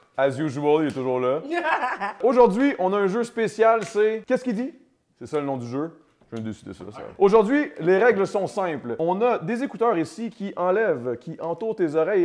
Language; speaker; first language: French; native; French